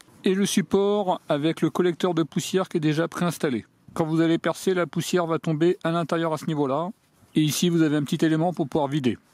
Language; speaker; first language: French; native; French